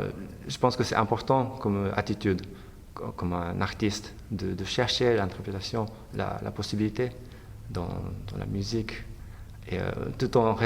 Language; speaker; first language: French; non-native, fluent; Japanese